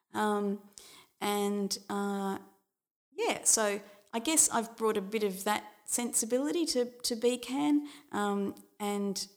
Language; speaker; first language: English; native; English